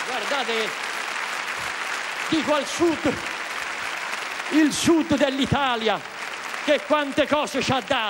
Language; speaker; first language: Italian; native; Italian